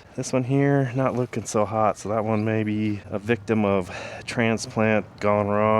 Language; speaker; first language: English; native; English